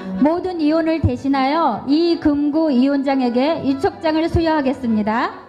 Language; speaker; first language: Korean; native; Korean